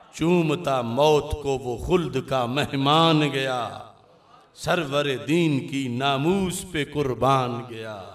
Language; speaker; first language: Urdu; non-native, local second language; Punjabi